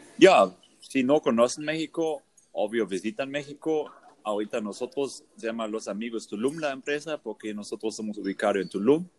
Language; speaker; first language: Spanish; non-native, fluent; German